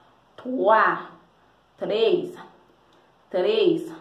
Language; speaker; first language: Portuguese; non-native, learner; Haitian Creole